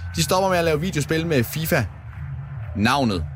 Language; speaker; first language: Danish; native; Danish